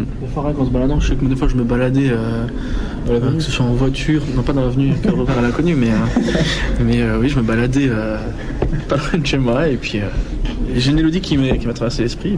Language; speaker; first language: French; native; French